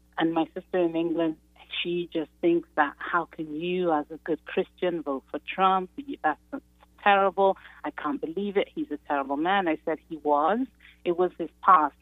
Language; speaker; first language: English; non-native, local second language; Yoruba